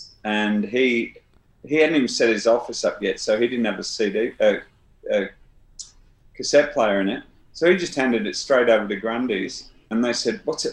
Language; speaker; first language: English; native; English